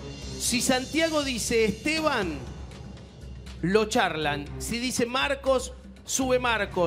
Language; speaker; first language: Spanish; native; Spanish